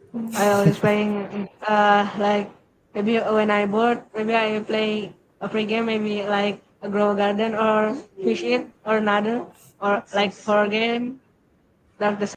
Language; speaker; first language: English; non-native, learner; Indonesian